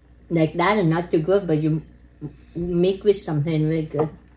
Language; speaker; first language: English; non-native, learner; Vietnamese